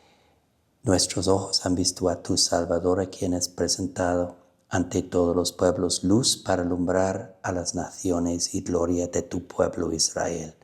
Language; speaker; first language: Spanish; non-native, fluent; English